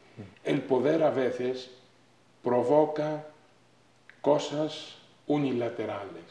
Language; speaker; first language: Spanish; non-native, fluent; Greek